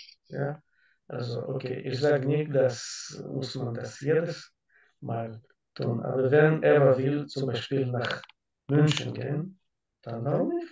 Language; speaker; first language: German; non-native, learner; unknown